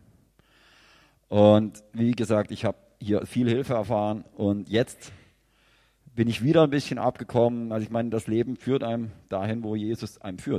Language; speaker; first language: German; native; German